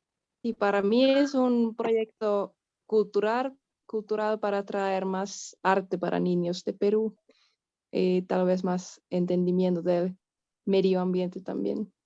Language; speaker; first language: Spanish; non-native, fluent; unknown